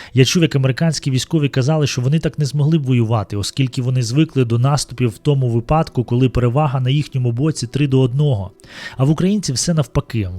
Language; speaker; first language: Ukrainian; non-native, local second language; Russian